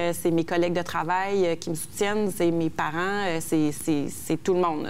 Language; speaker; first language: French; native; French